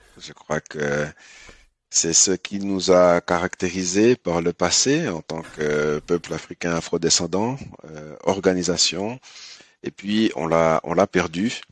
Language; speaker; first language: French; early bilingual, other home language; Haitian Creole